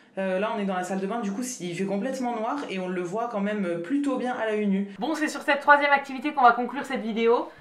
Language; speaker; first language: French; native; French